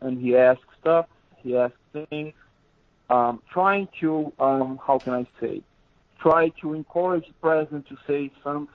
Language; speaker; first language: English; non-native, fluent; Portuguese